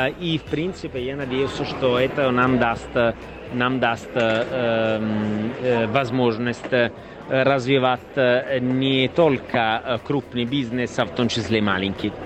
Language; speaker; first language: Russian; non-native, fluent; Italian